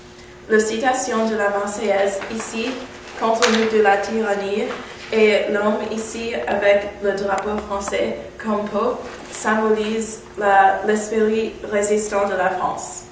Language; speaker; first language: French; non-native, learner; English